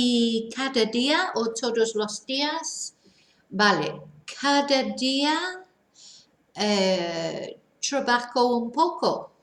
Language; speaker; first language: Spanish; non-native, fluent; English